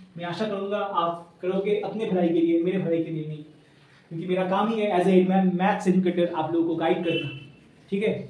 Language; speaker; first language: Hindi; non-native, local second language; Bangla